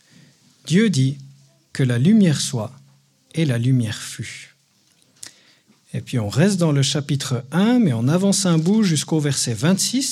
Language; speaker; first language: French; native; French